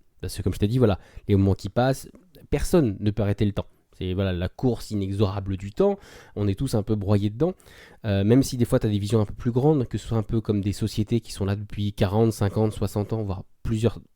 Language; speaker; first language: French; native; French